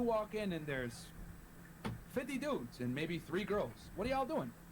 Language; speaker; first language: English; native; English